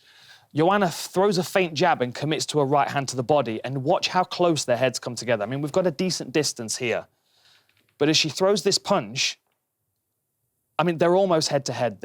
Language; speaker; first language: English; native; English